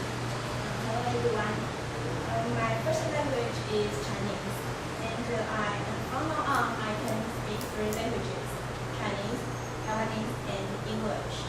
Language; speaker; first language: English; non-native, learner; Chinese